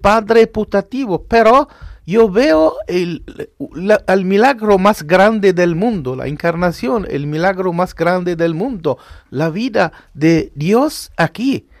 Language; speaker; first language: Spanish; non-native, fluent; Arabic